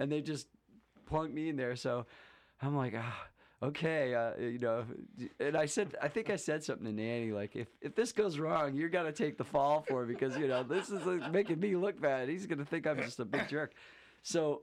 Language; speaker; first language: English; native; English